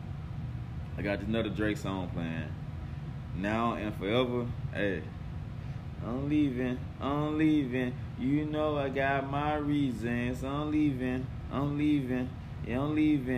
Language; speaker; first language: English; native; English